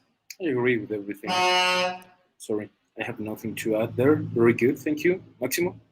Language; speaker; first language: English; non-native, fluent; Spanish